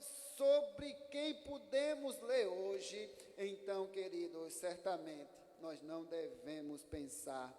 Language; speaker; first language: Portuguese; native; Portuguese